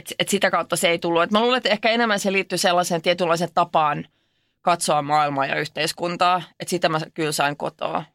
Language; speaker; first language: Finnish; non-native, local second language; Swedish